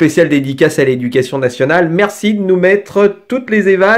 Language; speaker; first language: French; native; French